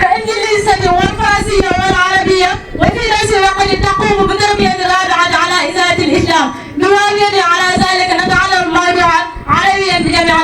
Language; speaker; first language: Arabic; non-native, learner; Wolof